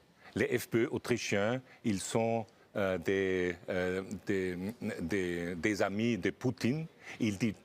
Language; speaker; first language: French; non-native, fluent; German